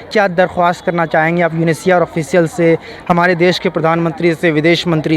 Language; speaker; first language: Hindi; native; Hindi